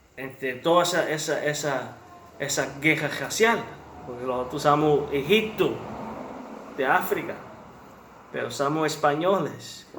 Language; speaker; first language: Spanish; early bilingual, heritage; Spanish